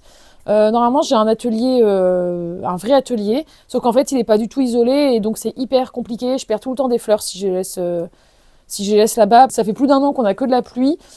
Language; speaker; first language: French; native; French